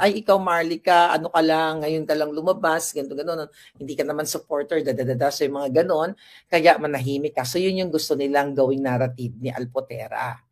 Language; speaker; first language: Filipino; non-native, local second language; Hiligaynon